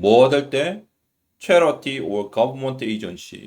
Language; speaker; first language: English; non-native, fluent; Korean